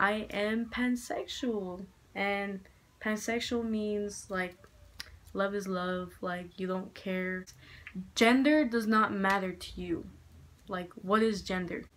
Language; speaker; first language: English; native; English